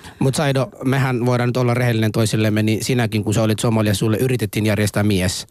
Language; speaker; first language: Finnish; non-native, fluent; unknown